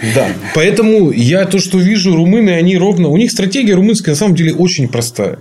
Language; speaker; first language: Russian; native; Russian